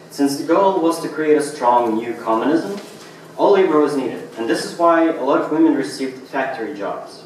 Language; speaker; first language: English; non-native, fluent; Russian